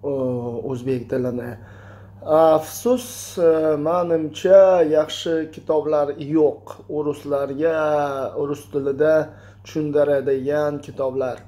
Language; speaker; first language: Uzbek; non-native, local second language; Russian